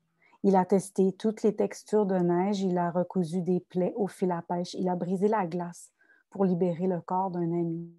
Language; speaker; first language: French; native; French